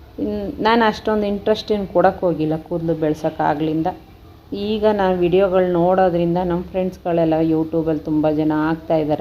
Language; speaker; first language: Kannada; native; Kannada